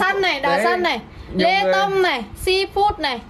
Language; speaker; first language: Vietnamese; native; Vietnamese